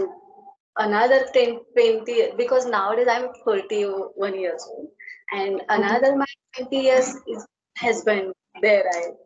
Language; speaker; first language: English; non-native, learner; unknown